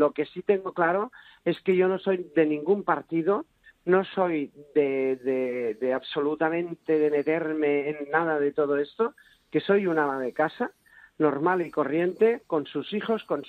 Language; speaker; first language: Spanish; native; Spanish